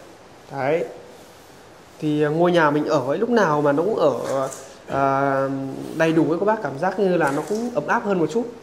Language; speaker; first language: Vietnamese; native; Vietnamese